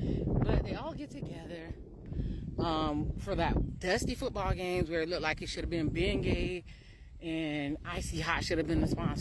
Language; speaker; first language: English; native; English